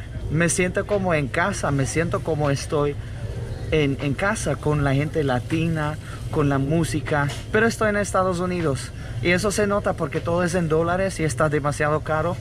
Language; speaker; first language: Spanish; non-native, fluent; Russian